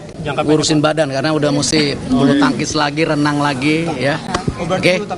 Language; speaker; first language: Indonesian; native; Indonesian